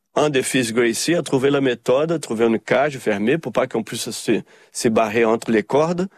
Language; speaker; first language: French; early bilingual, heritage; Portuguese